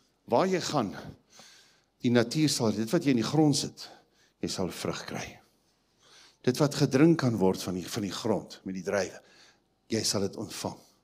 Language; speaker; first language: Afrikaans; native; Afrikaans